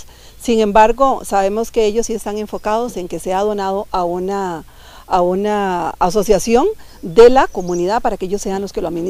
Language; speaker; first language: Spanish; native; Spanish